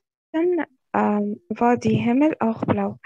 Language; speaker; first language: German; non-native, learner; Arabic